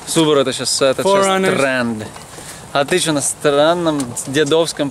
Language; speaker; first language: Russian; native; Russian